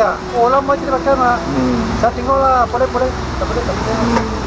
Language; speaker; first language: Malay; non-native, local second language; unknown